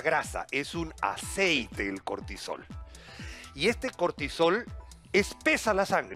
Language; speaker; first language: Spanish; native; Spanish